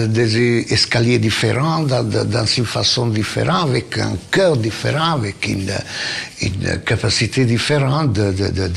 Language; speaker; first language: French; non-native, fluent; Italian